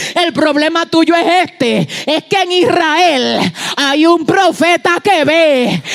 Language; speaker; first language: Spanish; early bilingual, heritage; Spanish